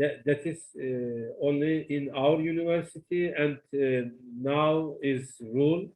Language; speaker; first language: English; non-native, learner; Turkish